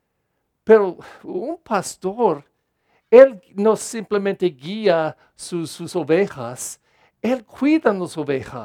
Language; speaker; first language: Spanish; non-native, fluent; English